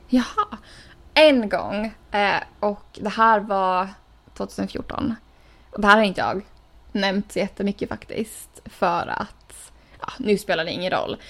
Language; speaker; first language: Swedish; native; Swedish